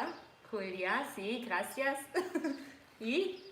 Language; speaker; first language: Spanish; non-native, learner; English